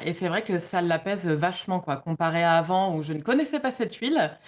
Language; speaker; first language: French; native; French